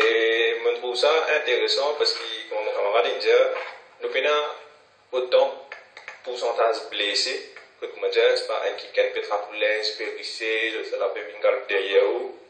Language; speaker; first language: French; non-native, local second language; Morisyen